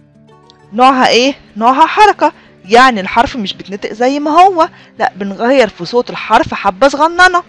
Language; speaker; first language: Arabic; native; Arabic